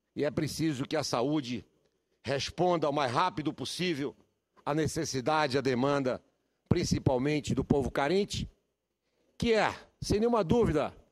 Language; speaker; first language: Portuguese; native; Portuguese